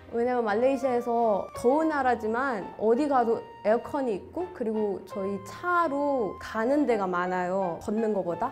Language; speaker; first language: Korean; non-native, fluent; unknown